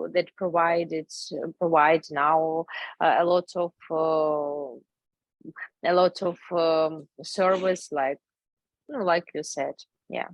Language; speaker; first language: English; non-native, learner; Ukrainian